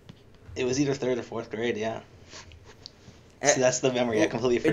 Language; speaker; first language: English; native; English